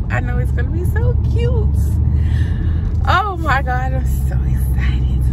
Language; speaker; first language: English; native; English